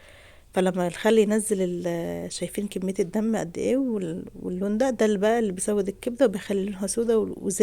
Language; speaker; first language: Arabic; native; Arabic